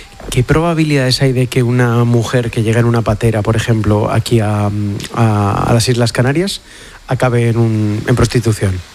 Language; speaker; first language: Spanish; native; Spanish